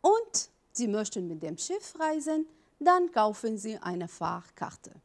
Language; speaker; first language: German; non-native, fluent; Arabic